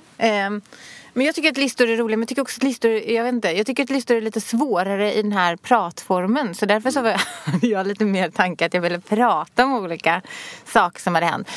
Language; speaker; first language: Swedish; native; Swedish